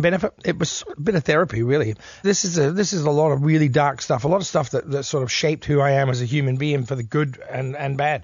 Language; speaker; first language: English; native; English